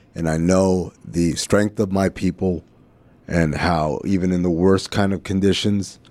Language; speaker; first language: English; early bilingual, other home language; Arabic